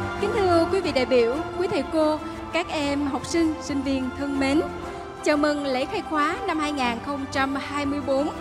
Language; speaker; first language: Vietnamese; native; Vietnamese